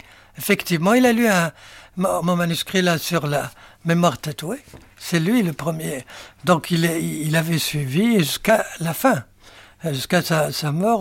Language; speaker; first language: French; non-native, local second language; Arabic